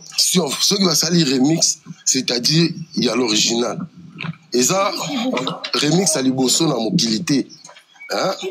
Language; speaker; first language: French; non-native, local second language; Lingala